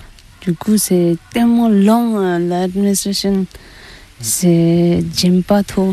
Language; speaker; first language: French; non-native, learner; Tibetan